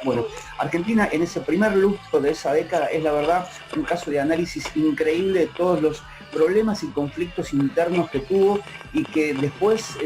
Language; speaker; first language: Spanish; native; Spanish